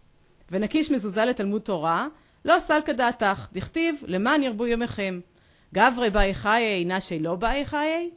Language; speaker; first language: Hebrew; native; Hebrew